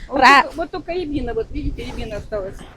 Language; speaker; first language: Russian; native; Russian